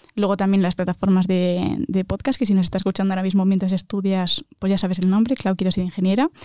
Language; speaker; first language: Spanish; native; Spanish